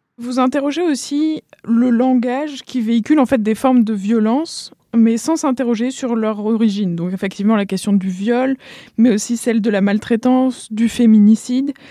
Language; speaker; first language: French; native; French